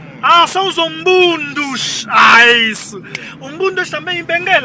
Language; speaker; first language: Portuguese; non-native, learner; Lingala